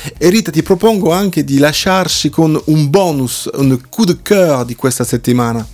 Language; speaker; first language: Italian; non-native, fluent; French